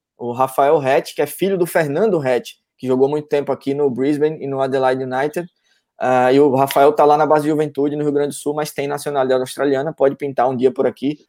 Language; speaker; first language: Portuguese; native; Portuguese